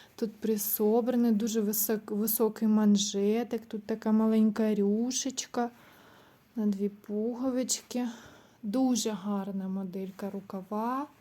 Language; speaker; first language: Ukrainian; non-native, local second language; Russian